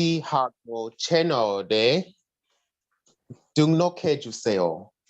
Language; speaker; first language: Korean; non-native, learner; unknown